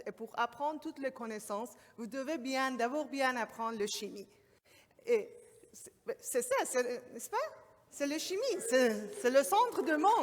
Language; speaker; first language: French; non-native, learner; Persian